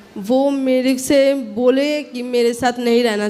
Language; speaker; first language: Hindi; non-native, local second language; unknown